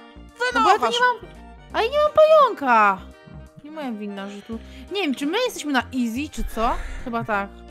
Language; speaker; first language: Polish; native; Polish